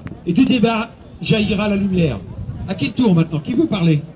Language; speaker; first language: French; native; French